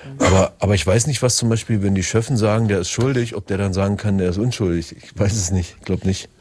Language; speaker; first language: German; native; German